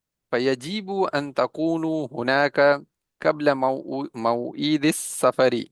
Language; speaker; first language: Arabic; non-native, learner; Urdu